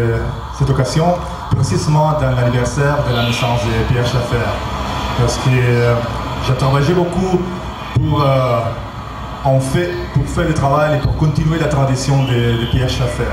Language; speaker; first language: French; non-native, learner; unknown